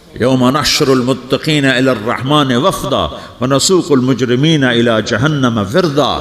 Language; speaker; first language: Urdu; non-native, local second language; Punjabi